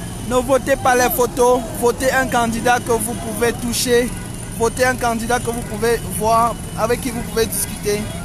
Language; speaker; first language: French; native; French